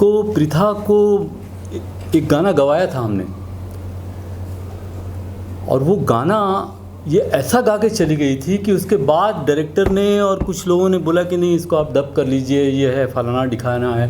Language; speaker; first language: Hindi; native; Hindi